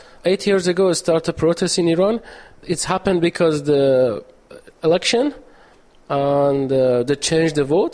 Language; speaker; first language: English; non-native, learner; Persian